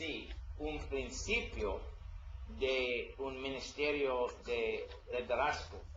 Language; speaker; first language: Spanish; non-native, learner; English